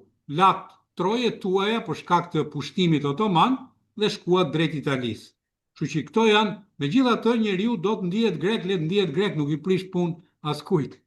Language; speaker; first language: Albanian; native; Albanian